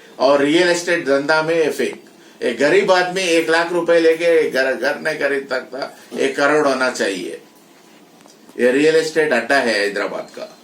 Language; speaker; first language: Hindi; non-native, local second language; Telugu